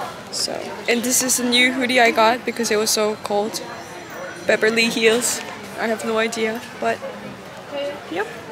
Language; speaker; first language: English; non-native, fluent; Korean